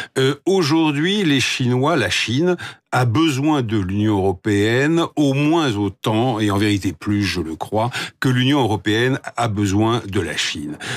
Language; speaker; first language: French; native; French